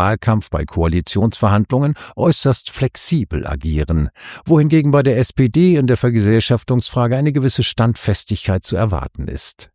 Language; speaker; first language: German; native; German